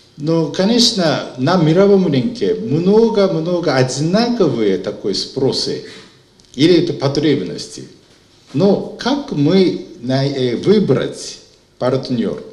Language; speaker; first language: Russian; non-native, fluent; Japanese